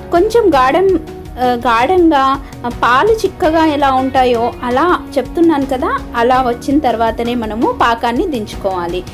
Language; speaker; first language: Telugu; non-native, local second language; Urdu